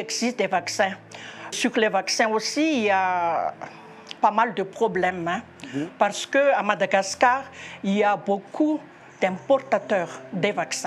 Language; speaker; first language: French; non-native, local second language; Malagasy